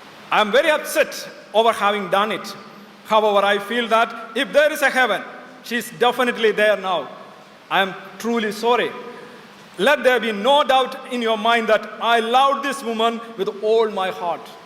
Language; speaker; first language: English; non-native, local second language; Malayalam